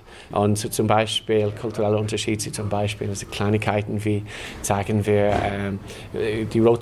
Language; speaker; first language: German; non-native, fluent; English